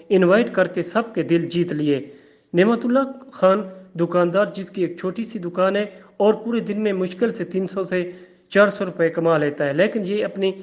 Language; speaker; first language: Urdu; non-native, local second language; Saraiki